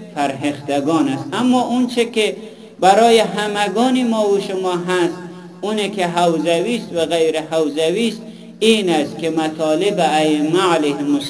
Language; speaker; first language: Persian; native; Persian